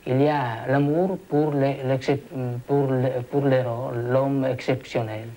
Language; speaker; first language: French; non-native, fluent; Italian